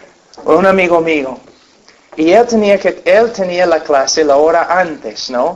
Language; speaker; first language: Spanish; non-native, fluent; English